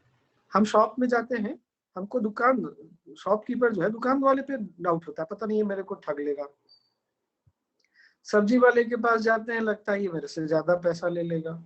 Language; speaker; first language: Hindi; native; Hindi